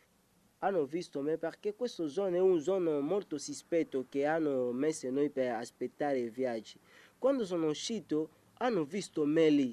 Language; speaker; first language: Italian; non-native, learner; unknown